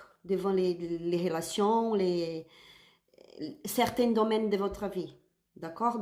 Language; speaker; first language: French; non-native, learner; Spanish